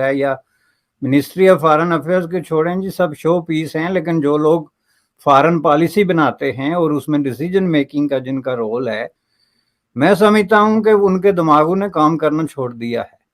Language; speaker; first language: Urdu; native; Urdu